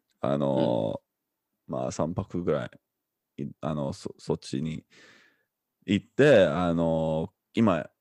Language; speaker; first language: Japanese; non-native, fluent; English